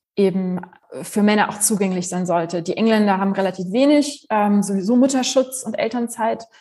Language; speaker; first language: German; native; German